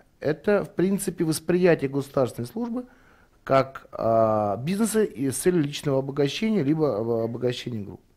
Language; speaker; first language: Russian; native; Russian